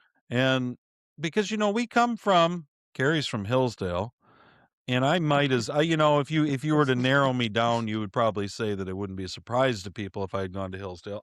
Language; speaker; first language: English; native; English